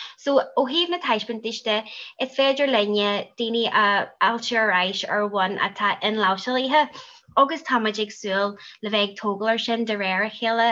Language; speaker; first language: Irish; non-native, local second language; English